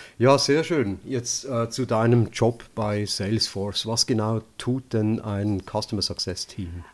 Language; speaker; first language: German; native; German